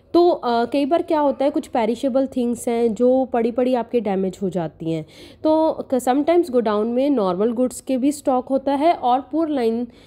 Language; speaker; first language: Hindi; non-native, local second language; Punjabi